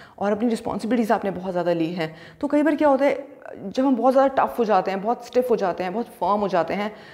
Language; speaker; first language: Hindi; native; Hindi